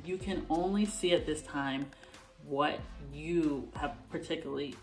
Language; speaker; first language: English; native; English